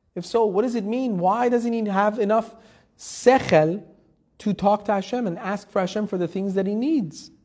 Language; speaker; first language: English; early bilingual, heritage; Persian